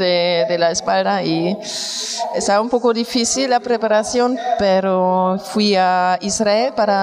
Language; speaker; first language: Spanish; non-native, fluent; German